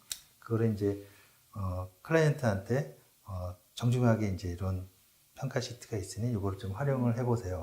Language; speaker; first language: Korean; native; Korean